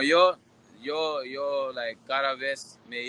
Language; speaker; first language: Spanish; non-native, learner; English